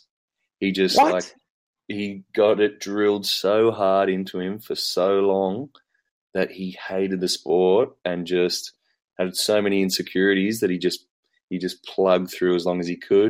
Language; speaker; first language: English; native; English